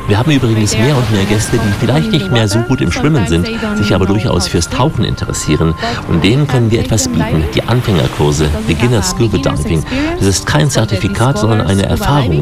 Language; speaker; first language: German; native; German